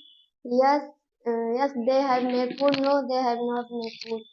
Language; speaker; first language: English; non-native, learner; Hindi